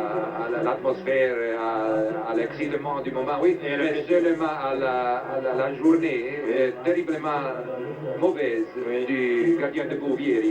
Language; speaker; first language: French; non-native, fluent; Italian